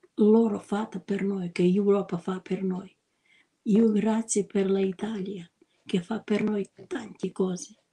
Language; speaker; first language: Italian; non-native, learner; Ukrainian